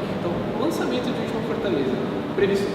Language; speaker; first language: Portuguese; native; Portuguese